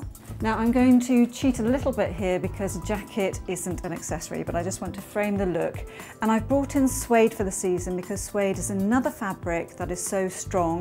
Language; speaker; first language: English; native; English